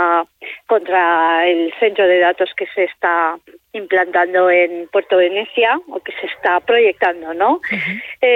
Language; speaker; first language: Spanish; native; Spanish